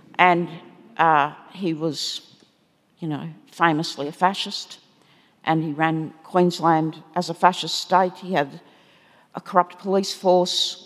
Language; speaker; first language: English; native; English